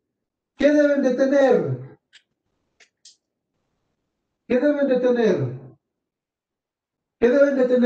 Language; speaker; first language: Spanish; native; Spanish